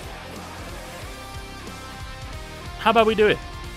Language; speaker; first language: English; native; English